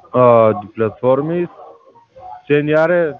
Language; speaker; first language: German; non-native, learner; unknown